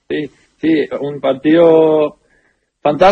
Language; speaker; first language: Spanish; non-native, learner; German